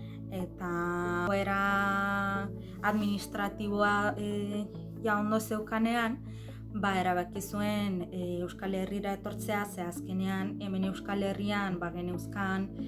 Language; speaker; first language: Basque; non-native, fluent; Arabic